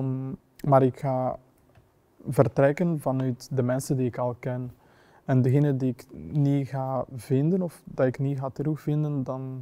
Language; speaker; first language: Dutch; non-native, fluent; Kinyarwanda